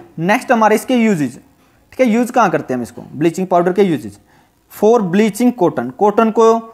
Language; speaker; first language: Hindi; native; Hindi